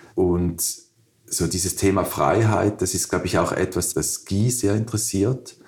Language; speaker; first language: German; native; German